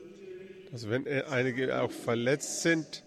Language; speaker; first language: German; early bilingual, heritage; German